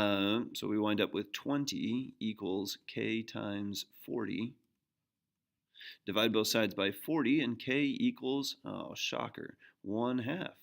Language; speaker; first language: English; native; English